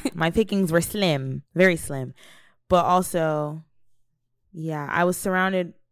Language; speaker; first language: English; native; English